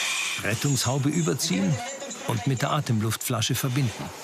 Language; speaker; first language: German; native; German